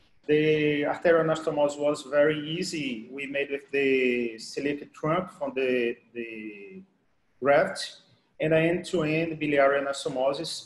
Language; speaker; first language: English; non-native, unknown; Portuguese